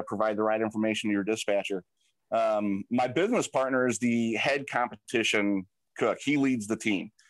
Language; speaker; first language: English; native; English